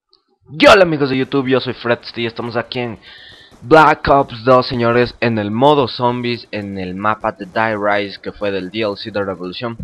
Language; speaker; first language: Spanish; native; Spanish